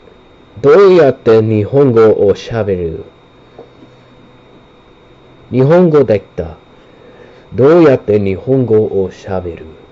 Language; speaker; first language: Japanese; non-native, learner; English